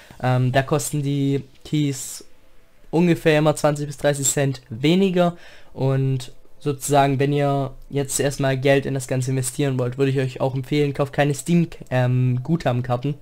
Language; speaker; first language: German; native; German